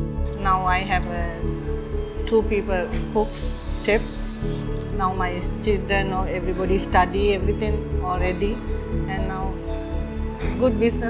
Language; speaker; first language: English; non-native, learner; Sinhala